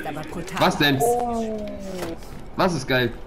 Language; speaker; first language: German; native; German